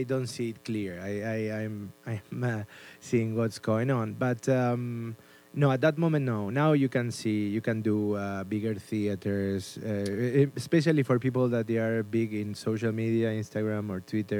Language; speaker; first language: English; non-native, fluent; Spanish